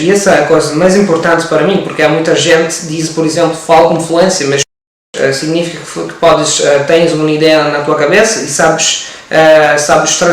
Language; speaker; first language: Portuguese; non-native, learner; Italian